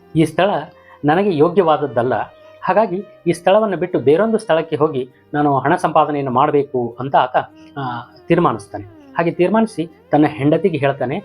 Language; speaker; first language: Kannada; native; Kannada